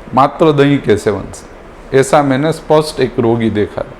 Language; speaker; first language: Hindi; non-native, local second language; Gujarati